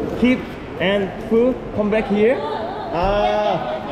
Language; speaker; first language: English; non-native, learner; Korean